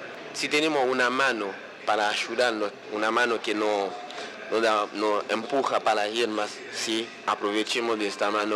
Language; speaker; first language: Spanish; non-native, local second language; Haitian Creole